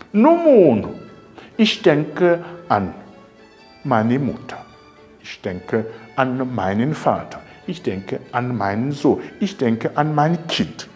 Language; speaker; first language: German; non-native, fluent; Rundi